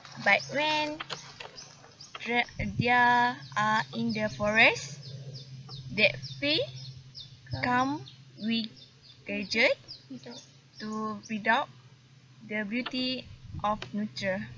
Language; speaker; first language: English; non-native, learner; Malay